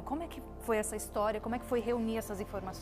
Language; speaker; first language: Portuguese; native; Portuguese